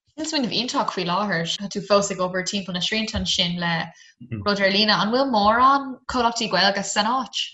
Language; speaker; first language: Irish; non-native, local second language; English